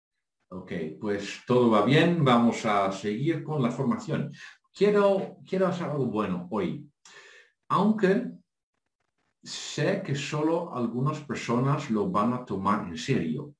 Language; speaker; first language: Spanish; non-native, fluent; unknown